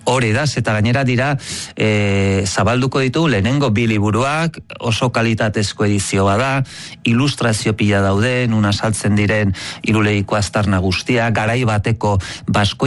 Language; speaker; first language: Basque; native; Basque